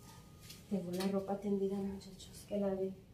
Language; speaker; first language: Spanish; native; Spanish